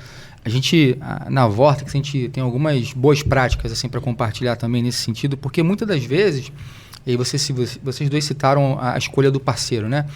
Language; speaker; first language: Portuguese; native; Portuguese